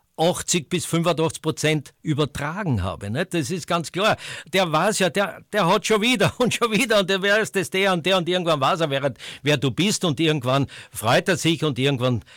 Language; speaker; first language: German; native; German